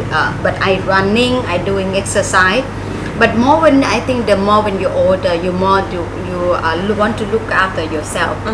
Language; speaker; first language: English; non-native, learner; Thai